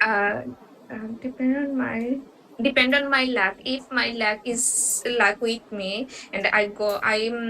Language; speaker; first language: English; non-native, learner; Bangla